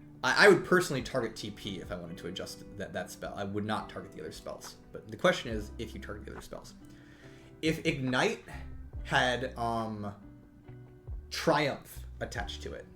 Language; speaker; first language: English; native; English